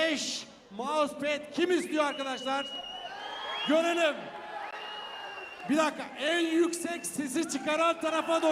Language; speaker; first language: Turkish; native; Turkish